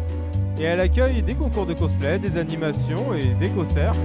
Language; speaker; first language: French; native; French